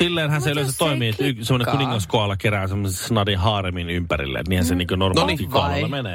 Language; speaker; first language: Finnish; native; Finnish